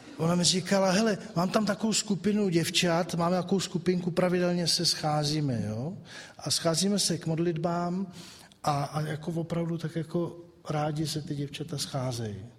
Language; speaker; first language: Czech; native; Czech